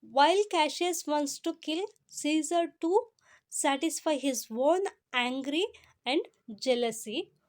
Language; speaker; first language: English; non-native, local second language; Kannada